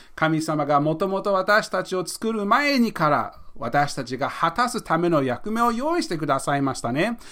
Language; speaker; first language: Japanese; non-native, fluent; English